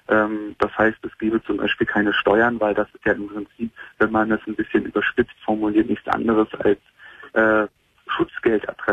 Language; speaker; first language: German; native; German